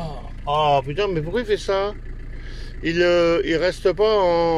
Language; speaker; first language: French; native; French